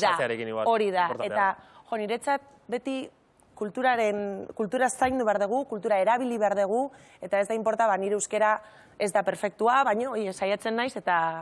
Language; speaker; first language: Basque; non-native, local second language; Spanish